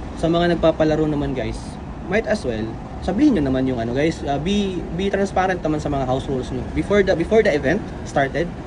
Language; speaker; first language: Filipino; native; Filipino